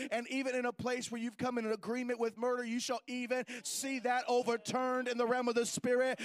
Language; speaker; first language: English; native; English